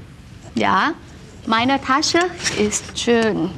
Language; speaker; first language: German; non-native, fluent; Thai